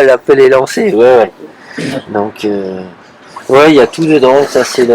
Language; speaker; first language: French; native; French